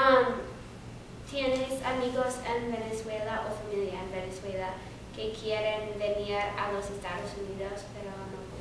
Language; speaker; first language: Spanish; non-native, learner; English